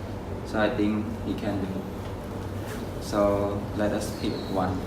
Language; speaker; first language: English; non-native, learner; Khmer